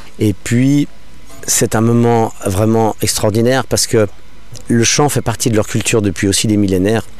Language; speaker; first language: French; non-native, local second language; English